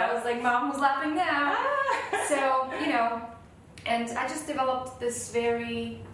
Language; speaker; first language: English; non-native, fluent; Slovak